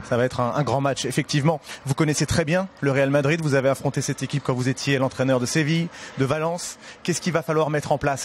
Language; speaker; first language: French; native; French